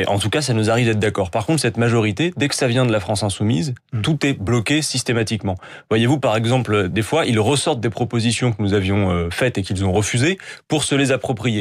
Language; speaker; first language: French; native; French